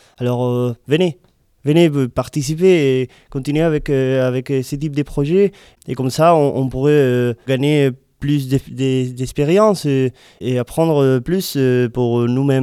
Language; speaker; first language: French; non-native, learner; Spanish